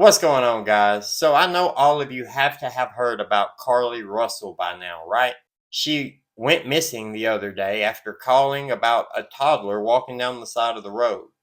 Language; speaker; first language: English; native; English